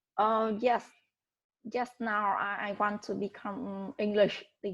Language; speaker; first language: English; non-native, learner; Vietnamese